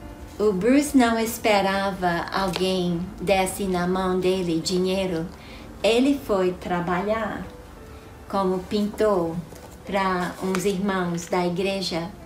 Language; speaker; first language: Portuguese; non-native, fluent; English